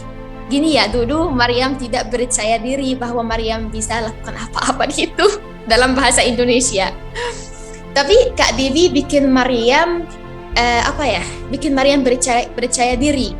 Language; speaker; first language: Indonesian; non-native, fluent; Arabic